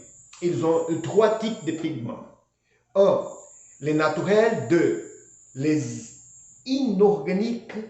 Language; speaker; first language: French; non-native, learner; Portuguese